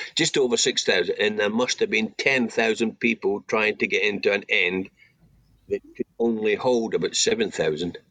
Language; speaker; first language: English; native; English